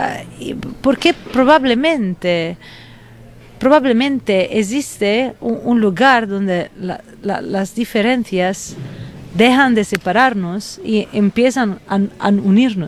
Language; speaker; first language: Spanish; non-native, fluent; Italian